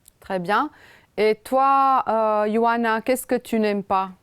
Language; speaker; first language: French; non-native, fluent; Romanian